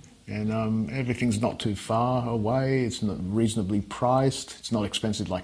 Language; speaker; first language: English; native; English